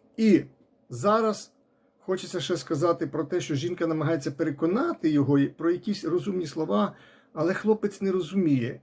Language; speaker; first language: Ukrainian; non-native, local second language; Russian